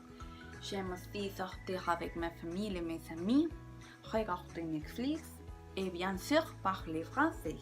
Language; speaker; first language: French; non-native, learner; Spanish